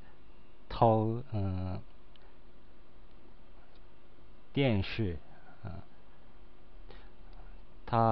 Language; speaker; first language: Chinese; non-native, learner; Japanese